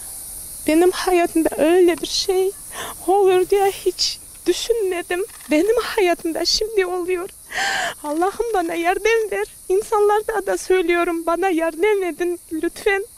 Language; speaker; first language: Turkish; non-native, learner; Kazakh